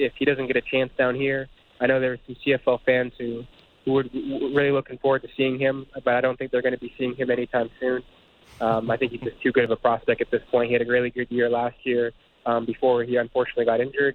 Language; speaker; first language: English; native; English